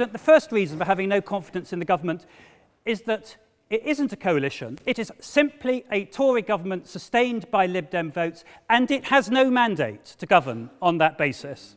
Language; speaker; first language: English; native; English